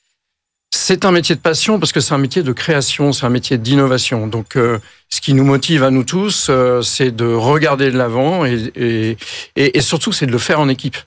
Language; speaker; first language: French; native; French